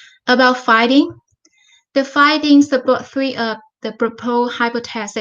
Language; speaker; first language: English; non-native, fluent; Vietnamese